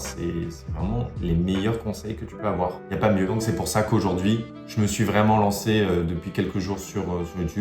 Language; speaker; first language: French; native; French